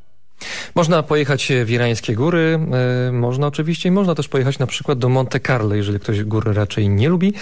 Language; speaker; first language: Polish; native; Polish